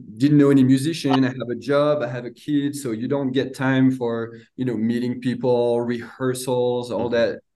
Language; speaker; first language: English; non-native, fluent; French